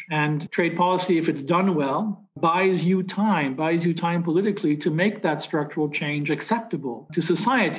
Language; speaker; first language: English; native; English